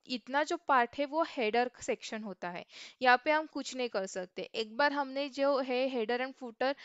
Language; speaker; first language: Hindi; non-native, local second language; Marathi